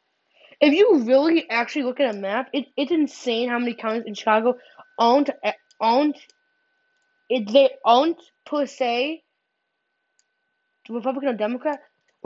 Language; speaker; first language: English; native; English